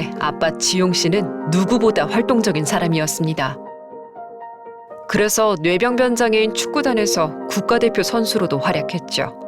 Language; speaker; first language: Korean; native; Korean